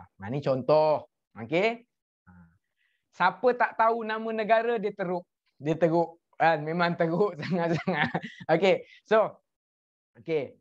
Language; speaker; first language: Malay; native; Malay